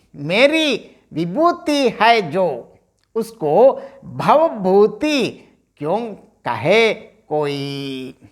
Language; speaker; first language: Hindi; non-native, local second language; Telugu